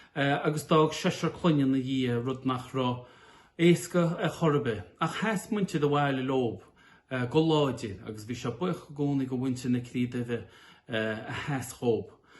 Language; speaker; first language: Irish; native; Irish